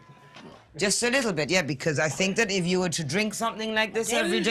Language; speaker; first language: English; native; English